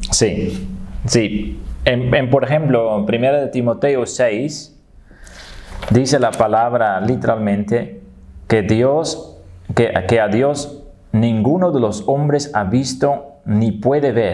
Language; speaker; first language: Spanish; non-native, fluent; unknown